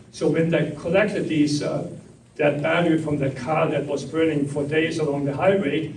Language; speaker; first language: English; non-native, fluent; German